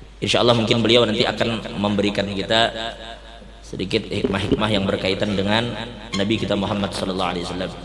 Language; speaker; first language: Indonesian; non-native, local second language; Banjar